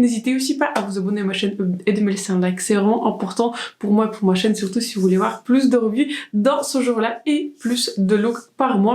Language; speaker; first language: French; native; French